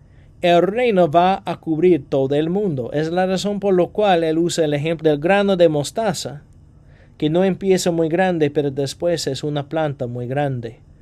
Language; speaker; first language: Spanish; non-native, fluent; English